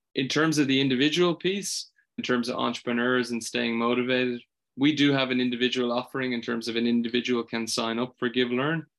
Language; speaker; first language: English; native; English